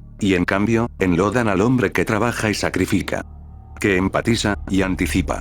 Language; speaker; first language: Spanish; native; Spanish